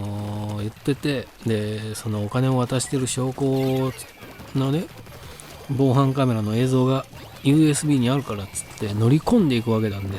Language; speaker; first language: Japanese; native; Japanese